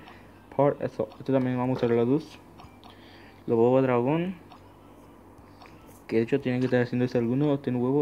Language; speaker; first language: Spanish; native; Spanish